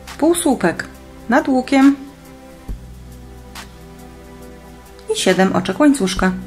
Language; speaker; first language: Polish; native; Polish